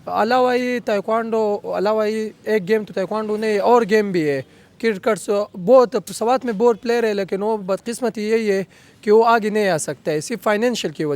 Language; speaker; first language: Hindi; non-native, local second language; Pashto